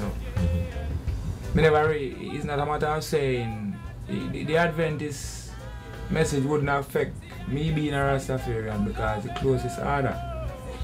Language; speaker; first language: English; non-native, local second language; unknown